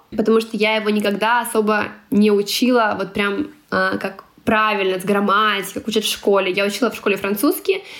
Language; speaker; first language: Russian; non-native, local second language; Tatar